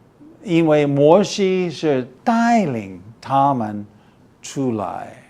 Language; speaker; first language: Chinese; early bilingual, heritage; English